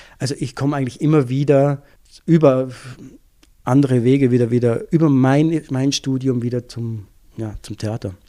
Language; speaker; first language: German; native; German